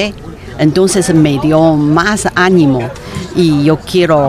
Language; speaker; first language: Spanish; non-native, learner; Chinese